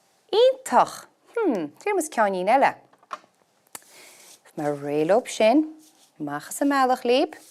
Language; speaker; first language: Irish; native; Irish